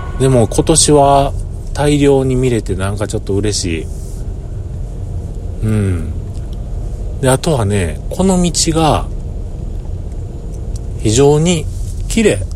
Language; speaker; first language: Japanese; native; Japanese